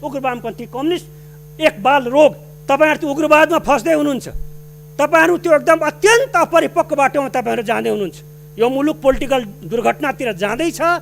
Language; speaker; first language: Nepali; non-native, local second language; Maithili